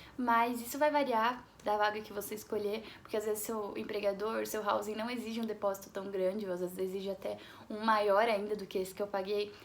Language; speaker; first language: Portuguese; native; Portuguese